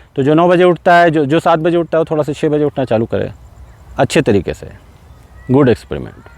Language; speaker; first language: Hindi; native; Hindi